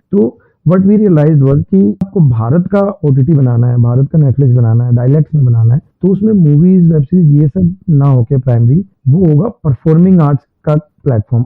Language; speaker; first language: Hindi; native; Hindi